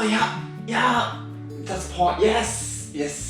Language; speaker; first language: English; non-native, learner; Japanese